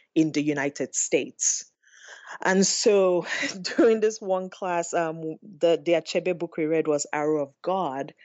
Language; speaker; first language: English; non-native, local second language; Igbo